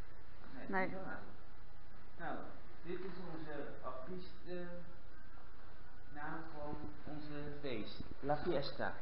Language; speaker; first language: Dutch; non-native, local second language; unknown